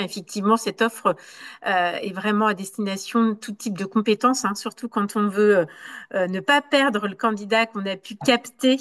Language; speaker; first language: French; native; French